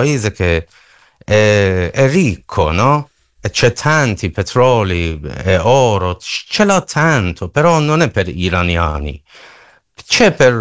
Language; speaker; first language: Italian; non-native, learner; Persian